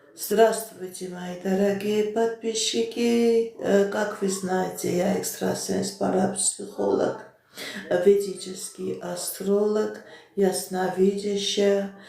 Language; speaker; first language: Russian; non-native, local second language; Armenian